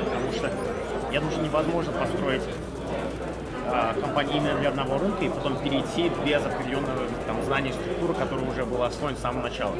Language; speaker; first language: Russian; early bilingual, heritage; Russian